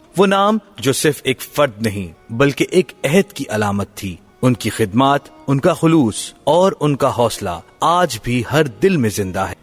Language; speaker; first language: Urdu; native; Urdu